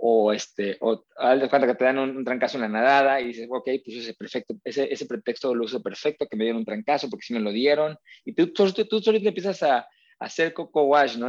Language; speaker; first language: Spanish; native; Spanish